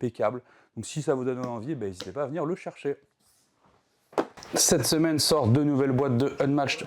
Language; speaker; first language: French; native; French